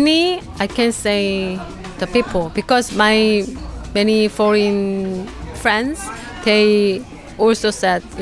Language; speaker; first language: English; non-native, learner; Korean